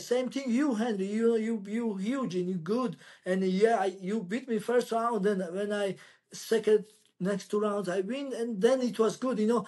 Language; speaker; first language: English; non-native, learner; Georgian